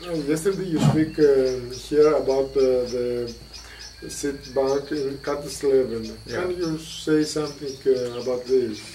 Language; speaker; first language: English; non-native, learner; Greek